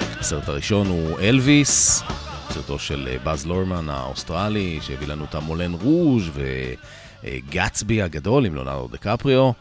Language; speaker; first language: Hebrew; native; Hebrew